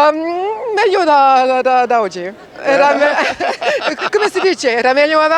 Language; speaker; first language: Italian; non-native, learner; French